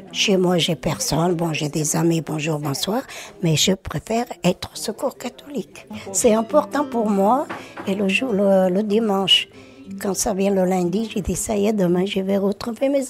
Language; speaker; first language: French; early bilingual, other home language; Portuguese